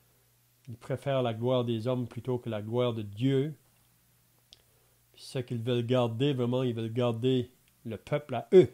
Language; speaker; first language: French; native; French